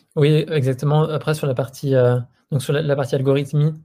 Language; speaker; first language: French; native; French